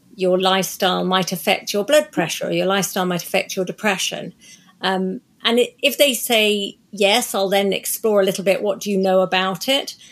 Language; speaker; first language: English; native; English